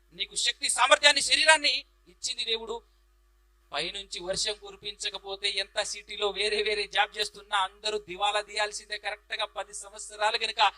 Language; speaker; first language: Telugu; native; Telugu